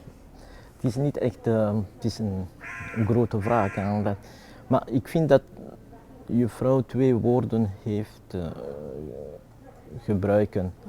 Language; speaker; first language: Dutch; non-native, local second language; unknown